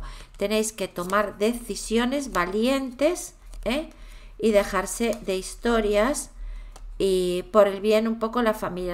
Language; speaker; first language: Spanish; native; Spanish